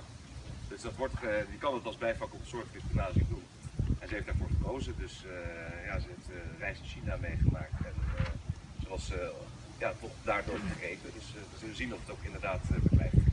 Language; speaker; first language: Dutch; native; Dutch